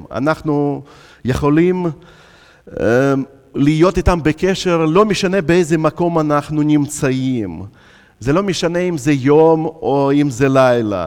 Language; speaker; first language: Hebrew; non-native, fluent; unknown